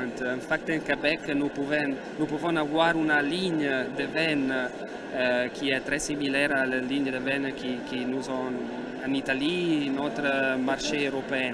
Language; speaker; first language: French; non-native, learner; Italian